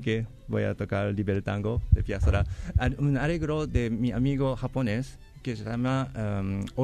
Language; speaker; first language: Spanish; non-native, learner; Japanese